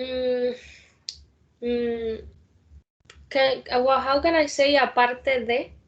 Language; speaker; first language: English; non-native, learner; Spanish